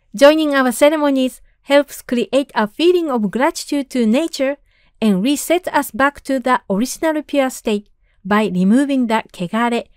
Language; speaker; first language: English; non-native, fluent; Japanese